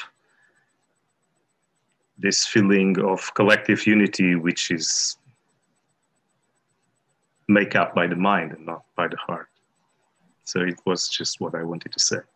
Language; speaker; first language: English; non-native, fluent; Portuguese